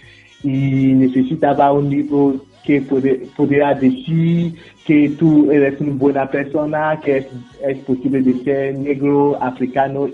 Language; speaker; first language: Spanish; non-native, fluent; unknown